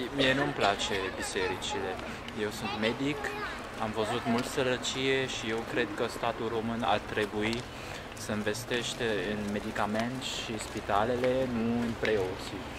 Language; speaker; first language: Romanian; non-native, fluent; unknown